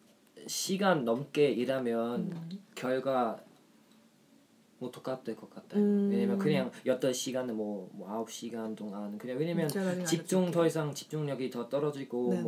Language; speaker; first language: Korean; non-native, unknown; German